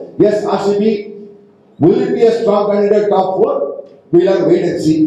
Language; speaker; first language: English; non-native, local second language; Tamil